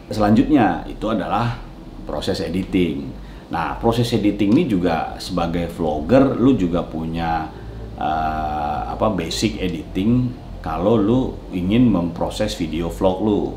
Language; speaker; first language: Indonesian; native; Indonesian